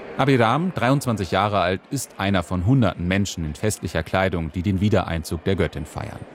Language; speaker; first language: German; native; German